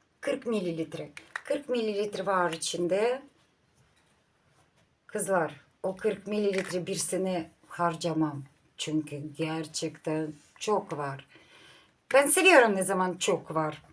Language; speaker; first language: Turkish; non-native, learner; Russian